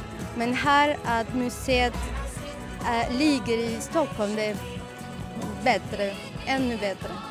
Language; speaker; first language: Swedish; non-native, learner; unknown